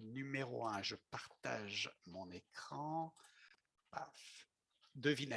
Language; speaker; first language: French; non-native, fluent; English